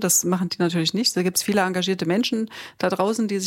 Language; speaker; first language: German; native; German